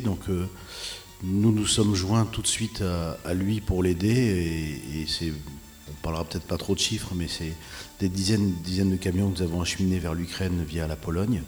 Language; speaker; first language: French; native; French